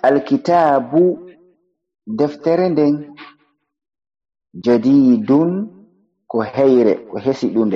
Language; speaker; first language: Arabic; non-native, fluent; Fula